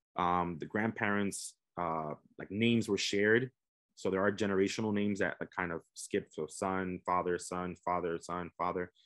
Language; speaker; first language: English; native; English